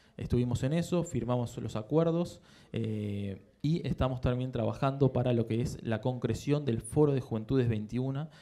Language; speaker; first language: Spanish; native; Spanish